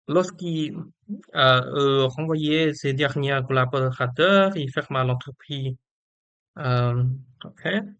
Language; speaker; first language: French; non-native, learner; Chinese